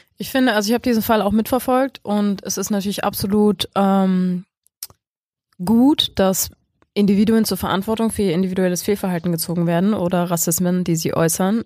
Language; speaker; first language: German; native; German